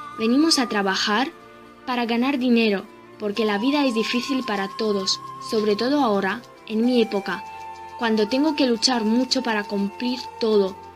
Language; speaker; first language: Spanish; non-native, fluent; Romanian